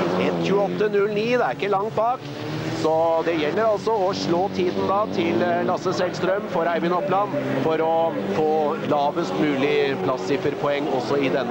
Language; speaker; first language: Norwegian; native; Norwegian